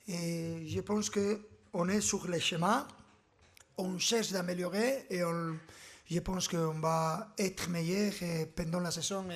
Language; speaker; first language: French; non-native, learner; Spanish